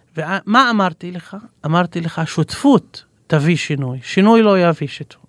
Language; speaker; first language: Hebrew; non-native, local second language; Arabic